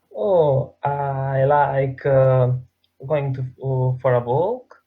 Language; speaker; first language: English; non-native, learner; Serbian